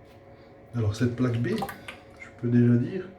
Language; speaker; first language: French; native; French